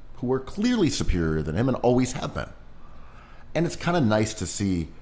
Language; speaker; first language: English; native; English